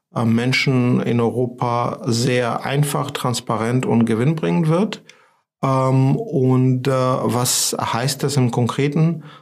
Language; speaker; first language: German; non-native, fluent; Georgian